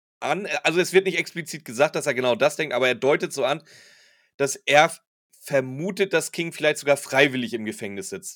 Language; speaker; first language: German; native; German